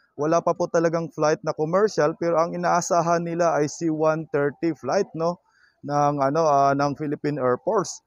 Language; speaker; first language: Filipino; non-native, local second language; Cebuano